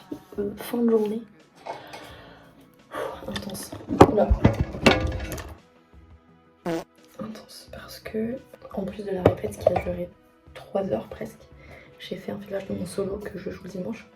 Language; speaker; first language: French; native; French